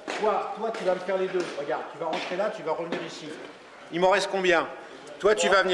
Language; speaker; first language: French; native; French